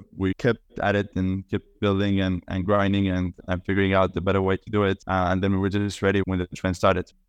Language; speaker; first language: English; non-native, fluent; Estonian